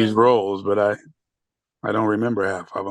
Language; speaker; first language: English; native; English